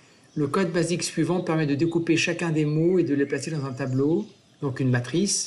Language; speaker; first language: French; native; French